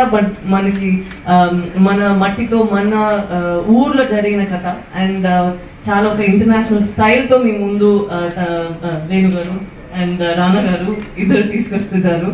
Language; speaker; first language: Telugu; non-native, local second language; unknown